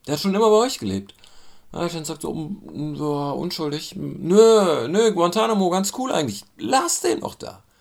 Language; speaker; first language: German; early bilingual, other home language; Turkish